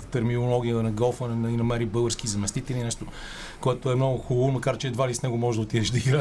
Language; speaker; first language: Bulgarian; native; Bulgarian